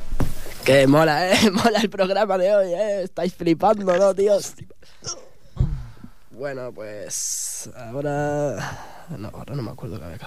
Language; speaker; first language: Spanish; native; Spanish